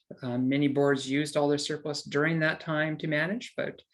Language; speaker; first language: English; native; English